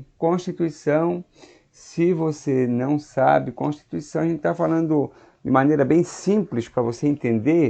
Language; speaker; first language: Portuguese; native; Portuguese